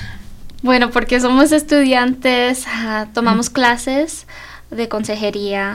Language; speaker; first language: Spanish; early bilingual, heritage; Spanish